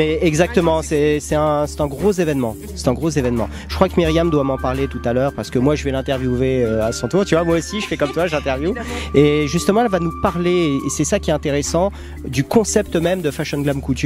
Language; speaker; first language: French; native; French